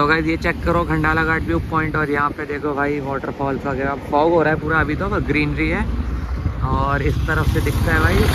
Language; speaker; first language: Hindi; native; Hindi